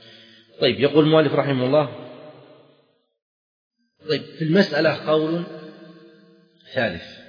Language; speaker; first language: Arabic; native; Arabic